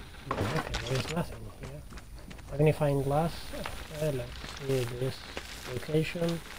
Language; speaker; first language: English; non-native, fluent; Italian